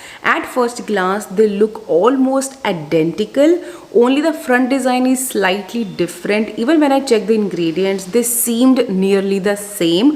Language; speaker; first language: English; non-native, local second language; Hindi